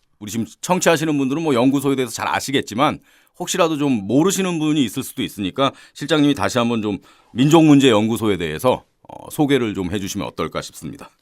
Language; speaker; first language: Korean; native; Korean